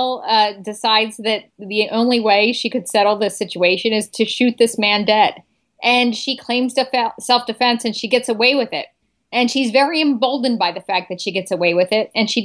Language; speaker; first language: English; native; English